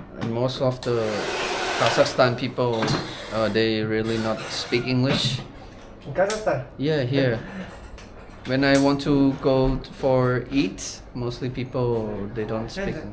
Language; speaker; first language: English; non-native, learner; Thai